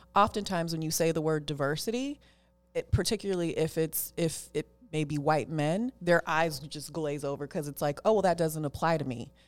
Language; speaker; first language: English; native; English